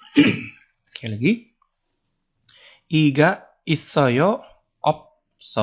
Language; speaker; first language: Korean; non-native, fluent; Indonesian